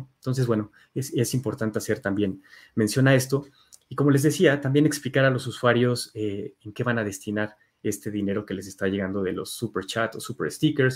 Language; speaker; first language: Spanish; native; Spanish